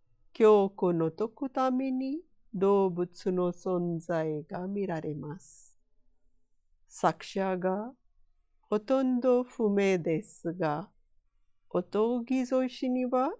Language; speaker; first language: Japanese; non-native, fluent; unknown